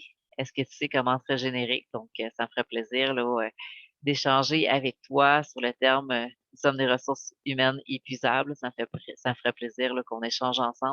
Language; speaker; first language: French; native; French